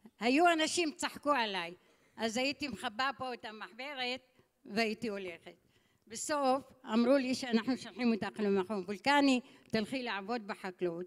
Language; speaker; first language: Hebrew; non-native, fluent; Arabic